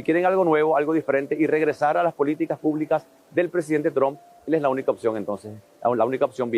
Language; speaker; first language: Spanish; native; Spanish